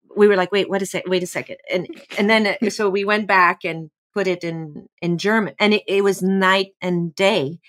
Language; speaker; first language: English; non-native, fluent; French